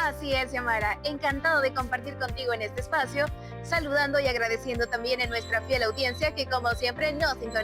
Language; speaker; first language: Spanish; native; Spanish